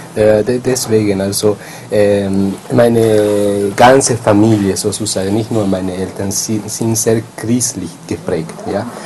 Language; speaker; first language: German; non-native, fluent; Spanish